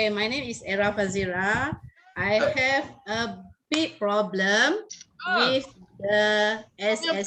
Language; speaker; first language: English; non-native, learner; Malay